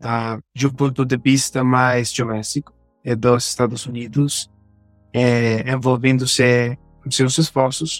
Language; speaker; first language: Portuguese; non-native, fluent; Spanish